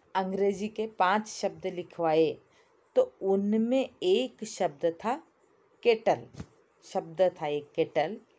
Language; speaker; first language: Hindi; non-native, local second language; Kannada